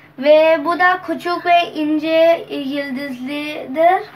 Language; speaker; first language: Turkish; non-native, learner; Urdu